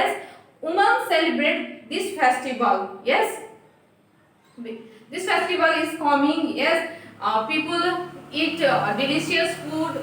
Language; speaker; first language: English; non-native, local second language; Nepali